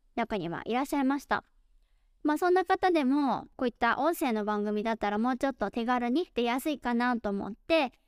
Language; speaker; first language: Japanese; native; Japanese